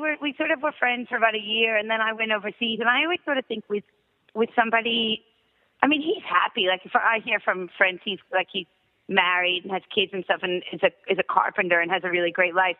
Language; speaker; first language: English; native; English